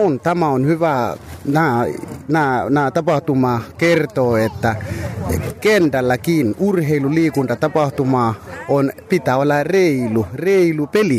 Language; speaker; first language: Finnish; non-native, fluent; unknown